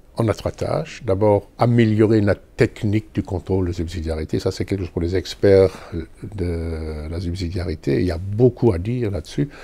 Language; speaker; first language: French; non-native, local second language; German